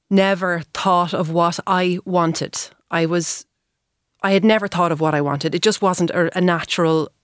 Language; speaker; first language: English; native; English